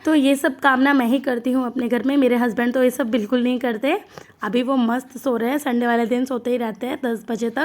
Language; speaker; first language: Hindi; non-native, local second language; Bangla